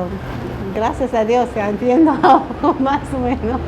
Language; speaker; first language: Spanish; non-native, learner; Arabic